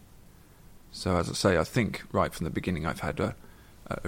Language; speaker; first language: English; native; English